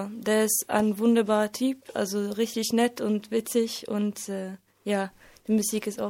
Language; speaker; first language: German; non-native, fluent; Swedish